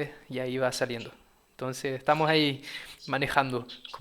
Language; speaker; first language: Spanish; early bilingual, heritage; Portuguese